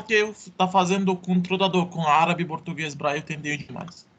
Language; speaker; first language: Portuguese; non-native, learner; Arabic